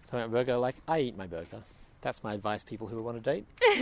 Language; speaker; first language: English; native; English